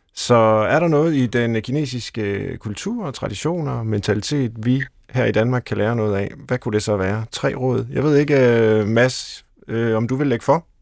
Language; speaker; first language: Danish; native; Danish